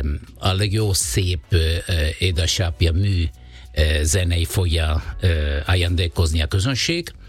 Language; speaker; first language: Hungarian; non-native, fluent; Italian